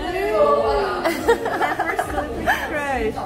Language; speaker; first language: English; early bilingual, other home language; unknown